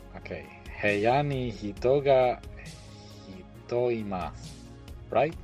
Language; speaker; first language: Japanese; non-native, learner; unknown